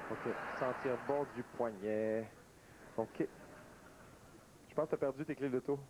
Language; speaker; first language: French; native; French